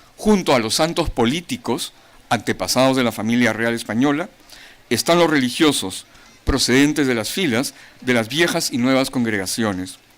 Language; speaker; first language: Spanish; native; Spanish